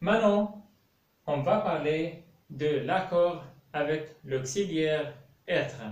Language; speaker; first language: French; non-native, fluent; Arabic